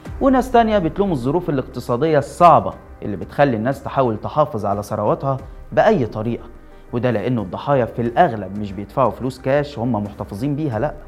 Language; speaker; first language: Arabic; native; Arabic